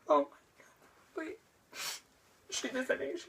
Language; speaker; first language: French; non-native, learner; English